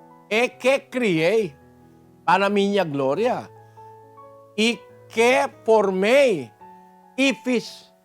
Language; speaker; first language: Portuguese; non-native, fluent; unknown